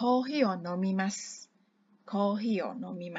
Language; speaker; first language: Japanese; non-native, fluent; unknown